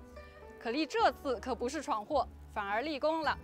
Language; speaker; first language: Chinese; native; Chinese